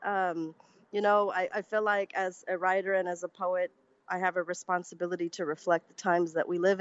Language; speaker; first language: English; early bilingual, other home language; Spanish